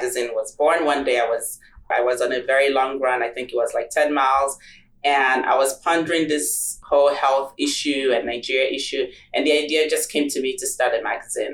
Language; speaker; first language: English; non-native, local second language; Igbo